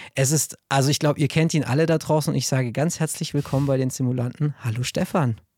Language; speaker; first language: German; native; German